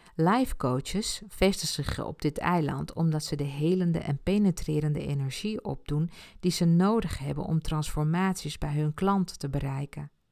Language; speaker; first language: Dutch; early bilingual, other home language; Spanish